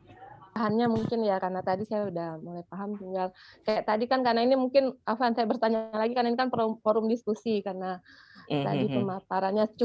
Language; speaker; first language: Indonesian; native; Indonesian